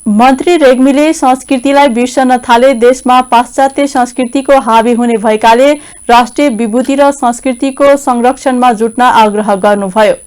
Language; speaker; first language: Nepali; native; Nepali